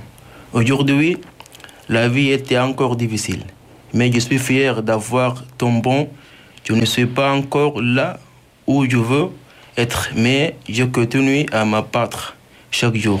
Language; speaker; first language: French; non-native, learner; Arabic